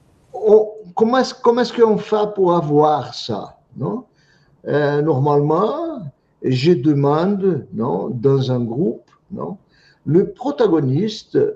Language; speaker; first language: French; non-native, fluent; Portuguese